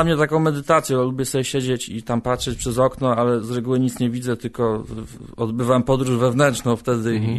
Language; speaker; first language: Polish; native; Polish